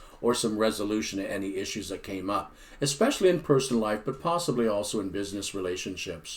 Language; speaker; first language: English; native; English